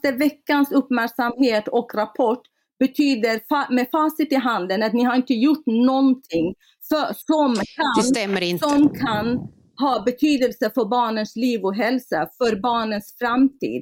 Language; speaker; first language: Swedish; non-native, fluent; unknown